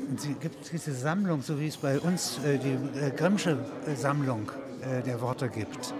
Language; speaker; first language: German; native; German